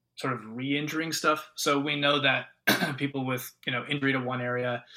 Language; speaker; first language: English; native; English